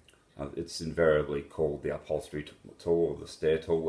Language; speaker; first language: English; native; English